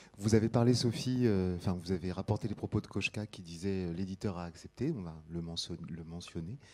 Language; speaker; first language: French; native; French